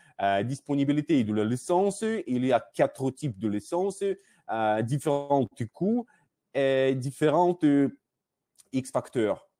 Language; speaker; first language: French; non-native, learner; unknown